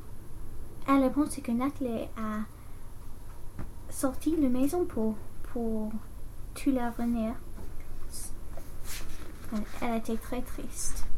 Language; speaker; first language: French; non-native, learner; English